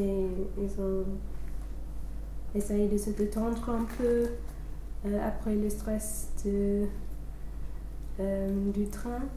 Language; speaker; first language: French; non-native, learner; English